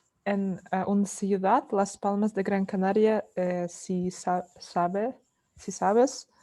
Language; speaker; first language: Spanish; non-native, learner; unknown